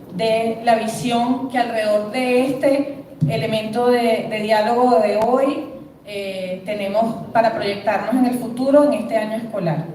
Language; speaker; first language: Spanish; native; Spanish